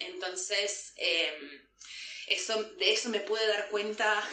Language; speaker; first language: Spanish; non-native, fluent; Italian